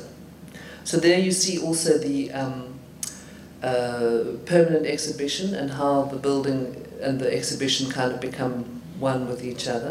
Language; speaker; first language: English; native; English